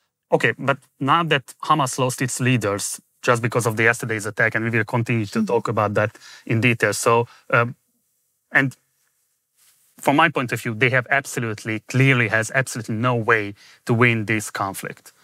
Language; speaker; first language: English; non-native, fluent; Hungarian